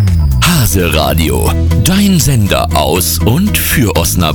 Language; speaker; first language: German; native; German